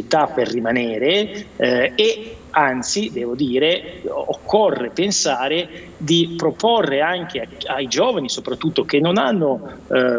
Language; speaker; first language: Italian; native; Italian